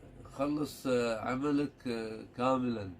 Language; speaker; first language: Arabic; non-native, fluent; Urdu